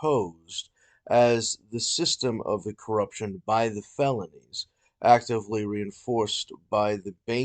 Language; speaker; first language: English; native; English